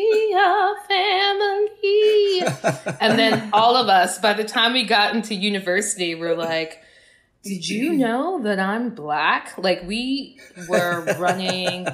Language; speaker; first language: English; native; English